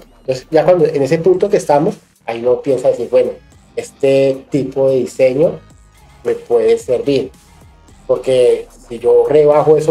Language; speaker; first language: Spanish; native; Spanish